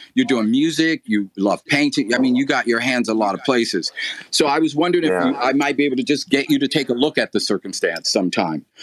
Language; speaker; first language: English; native; English